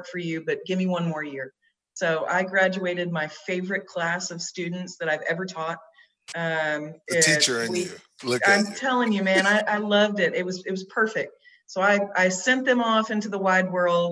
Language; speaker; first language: English; native; English